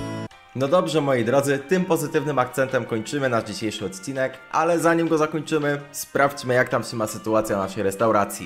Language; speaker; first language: Polish; native; Polish